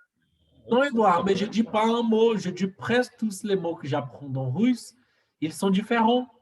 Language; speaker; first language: French; non-native, learner; Portuguese